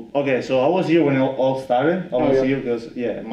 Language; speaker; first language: English; non-native, fluent; Italian